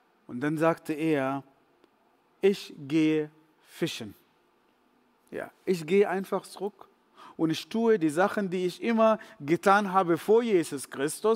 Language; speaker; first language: German; non-native, fluent; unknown